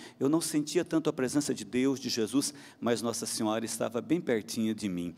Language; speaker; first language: Portuguese; native; Portuguese